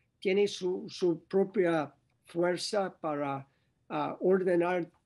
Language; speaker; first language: Spanish; non-native, learner; English